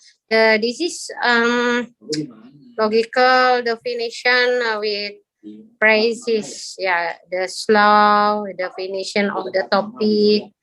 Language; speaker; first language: English; non-native, learner; Indonesian